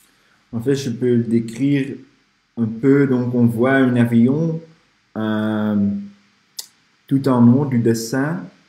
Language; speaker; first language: French; non-native, fluent; Dutch